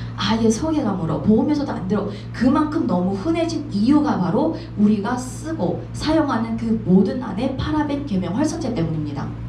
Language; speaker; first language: Korean; native; Korean